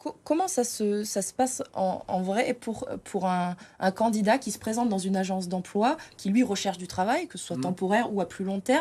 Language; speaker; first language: French; native; French